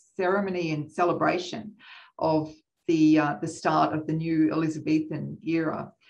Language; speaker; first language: English; native; English